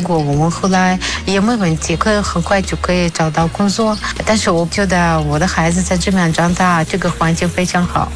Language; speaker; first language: Chinese; non-native, fluent; Russian